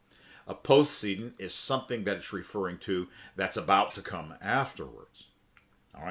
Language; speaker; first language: English; native; English